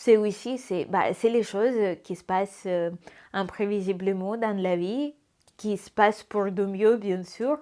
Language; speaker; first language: French; non-native, fluent; Russian